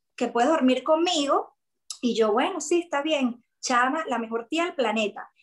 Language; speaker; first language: Spanish; native; Spanish